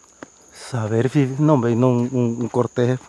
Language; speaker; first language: Spanish; native; Spanish